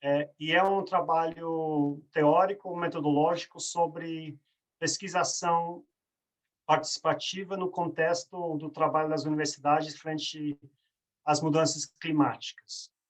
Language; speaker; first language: Portuguese; non-native, fluent; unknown